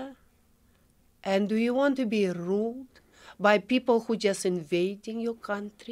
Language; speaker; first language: English; non-native, fluent; Ukrainian